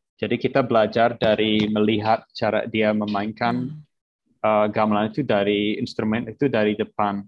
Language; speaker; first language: Indonesian; non-native, fluent; English